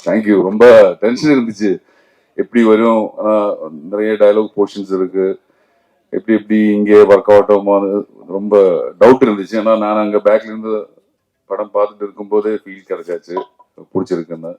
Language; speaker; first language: Tamil; non-native, learner; Malayalam